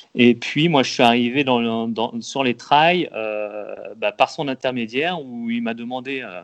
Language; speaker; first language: French; native; French